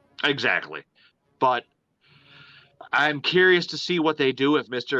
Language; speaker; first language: English; native; English